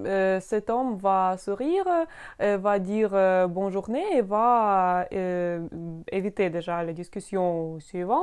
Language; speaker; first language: French; non-native, fluent; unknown